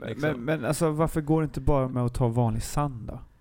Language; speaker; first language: Swedish; native; Swedish